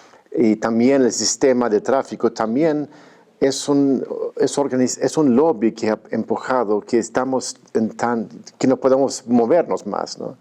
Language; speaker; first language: Spanish; non-native, fluent; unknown